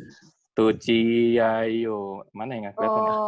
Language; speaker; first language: Indonesian; native; Indonesian